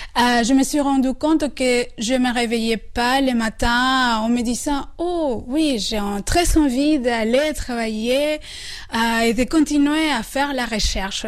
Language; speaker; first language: French; non-native, fluent; Spanish